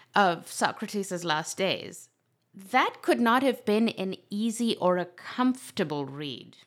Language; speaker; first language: English; non-native, local second language; Urdu